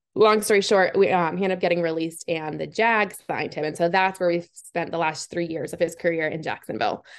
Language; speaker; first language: English; native; English